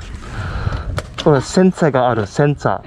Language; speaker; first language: Japanese; non-native, learner; English